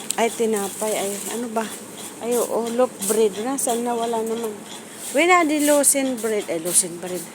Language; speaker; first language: Filipino; non-native, local second language; Iloko